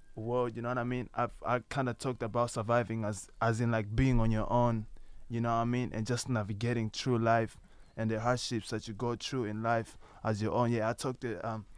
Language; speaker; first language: English; non-native, local second language; Nyanja